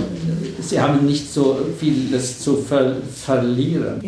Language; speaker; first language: German; non-native, fluent; Swedish